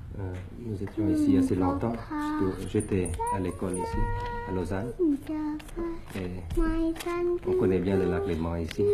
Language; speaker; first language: French; early bilingual, other home language; Thai